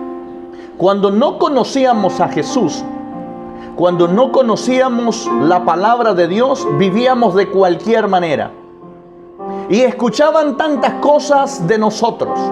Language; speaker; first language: Spanish; native; Spanish